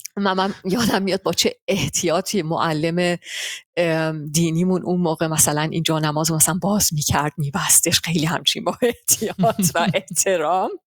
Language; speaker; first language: Persian; early bilingual, heritage; Persian